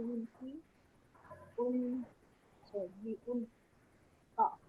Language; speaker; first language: Arabic; non-native, learner; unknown